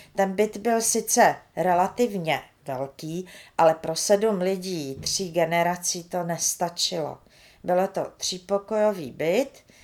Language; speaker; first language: Czech; early bilingual, other home language; Romanian